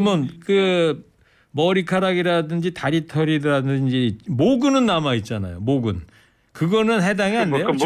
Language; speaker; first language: Korean; native; Korean